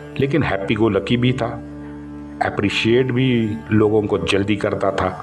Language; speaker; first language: Hindi; non-native, local second language; Marathi